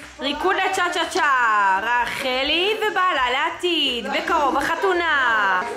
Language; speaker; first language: Hebrew; native; Hebrew